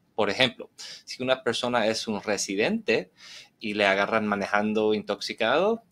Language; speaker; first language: Spanish; early bilingual, heritage; Spanish